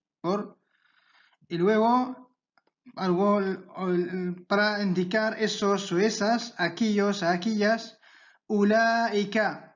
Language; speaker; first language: Spanish; non-native, fluent; Arabic